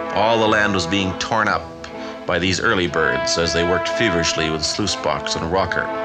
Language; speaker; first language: English; native; English